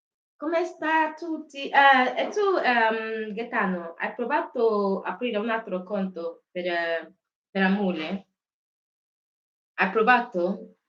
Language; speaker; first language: Italian; non-native, learner; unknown